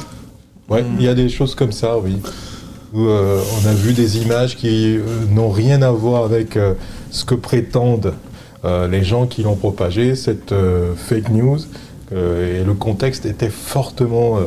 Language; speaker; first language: French; native; French